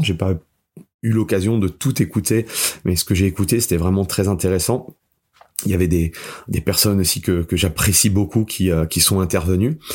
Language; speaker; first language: French; native; French